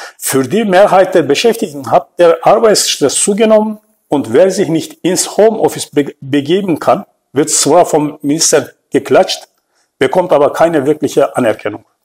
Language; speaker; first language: German; non-native, fluent; Turkish